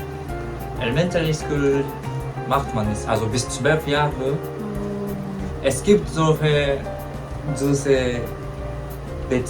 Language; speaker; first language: German; non-native, learner; Japanese